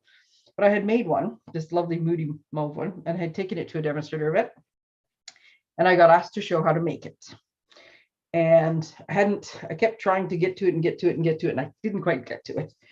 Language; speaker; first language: English; native; English